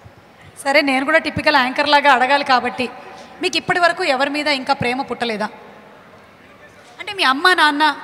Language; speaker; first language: Telugu; native; Telugu